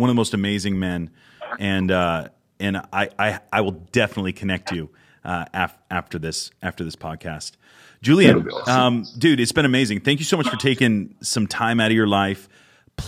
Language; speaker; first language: English; native; English